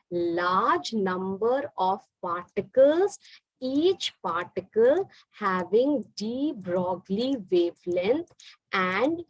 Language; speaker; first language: English; non-native, local second language; Hindi